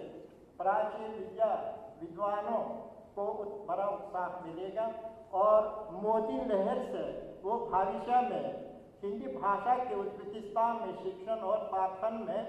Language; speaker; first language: Hindi; non-native, fluent; Uzbek